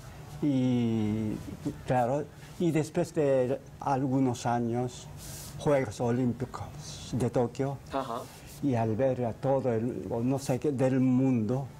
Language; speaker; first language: Spanish; non-native, fluent; Japanese